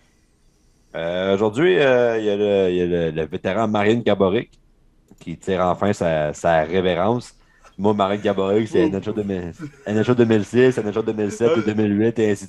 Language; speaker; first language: French; native; French